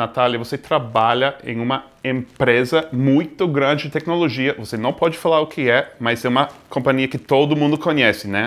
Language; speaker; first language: Portuguese; non-native, fluent; English